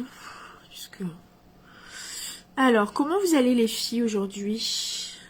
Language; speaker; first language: French; native; French